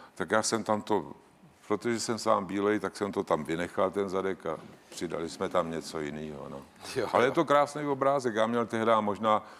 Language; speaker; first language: Czech; native; Czech